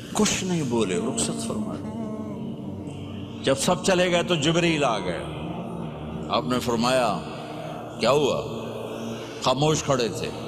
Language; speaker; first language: Urdu; non-native, local second language; Punjabi